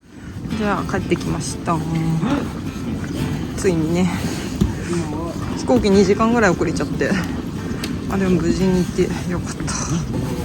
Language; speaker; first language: Japanese; native; Japanese